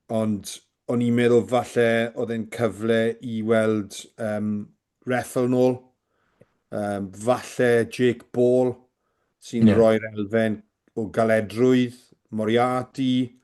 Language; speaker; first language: Welsh; native; Welsh